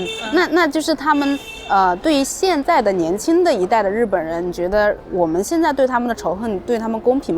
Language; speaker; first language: Chinese; native; Chinese